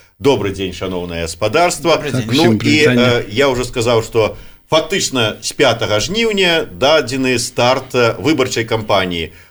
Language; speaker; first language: Belarusian; native; Belarusian